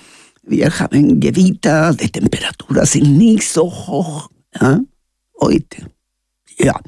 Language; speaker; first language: German; non-native, learner; Spanish